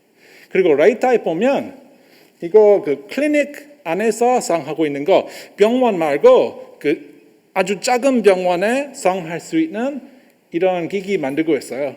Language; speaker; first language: Korean; non-native, learner; English